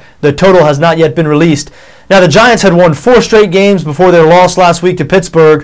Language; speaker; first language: English; native; English